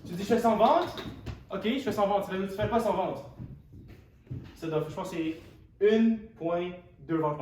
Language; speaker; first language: French; native; French